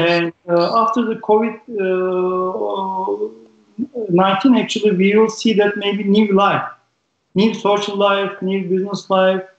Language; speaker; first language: English; non-native, learner; Turkish